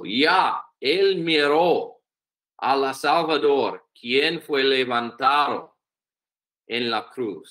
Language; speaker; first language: Spanish; non-native, learner; English